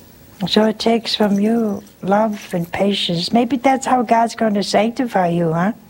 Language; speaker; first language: English; native; English